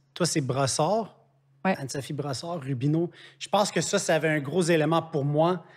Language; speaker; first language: French; native; French